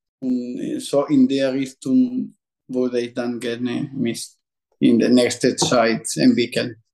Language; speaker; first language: German; non-native, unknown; Spanish